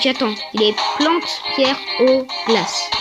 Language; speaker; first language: French; native; French